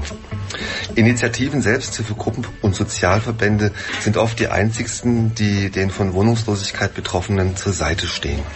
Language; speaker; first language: German; native; German